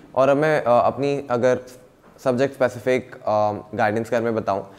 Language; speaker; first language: Hindi; native; Hindi